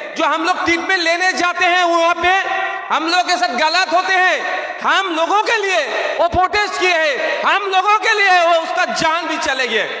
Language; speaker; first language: Hindi; non-native, local second language; Bangla